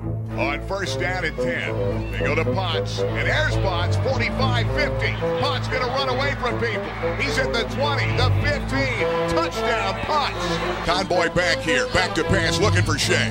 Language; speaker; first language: English; native; English